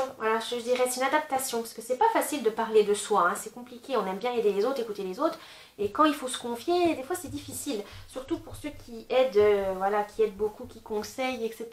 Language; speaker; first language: French; native; French